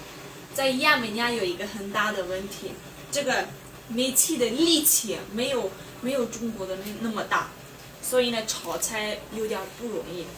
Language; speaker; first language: Chinese; non-native, fluent; Armenian